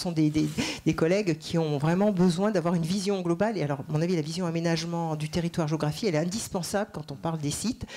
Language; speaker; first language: French; native; French